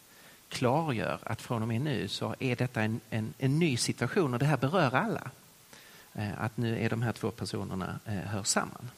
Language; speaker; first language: Swedish; native; Swedish